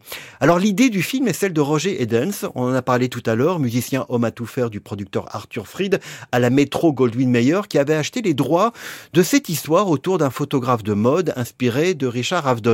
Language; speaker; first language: French; native; French